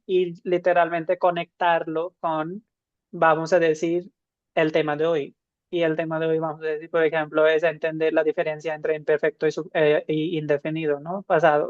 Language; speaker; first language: Spanish; non-native, fluent; Hindi